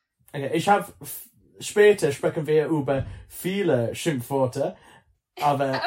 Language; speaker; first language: German; non-native, learner; English